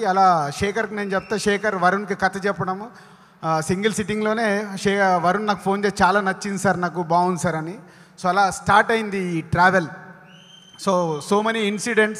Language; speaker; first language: Telugu; native; Telugu